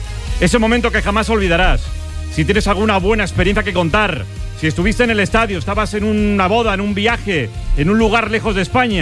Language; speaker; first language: Spanish; native; Spanish